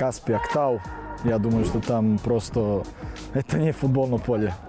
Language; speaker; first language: Russian; non-native, learner; Serbian